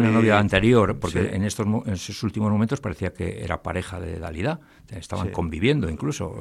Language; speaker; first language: Spanish; native; Spanish